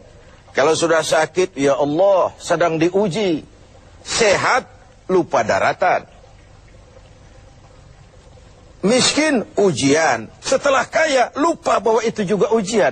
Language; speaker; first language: Malay; native; Malay